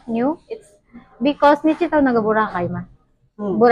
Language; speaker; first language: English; non-native, local second language; Filipino